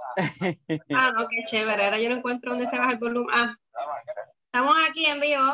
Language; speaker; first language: Spanish; native; Spanish